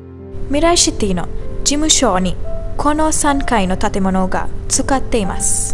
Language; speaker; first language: Japanese; non-native, learner; Sinhala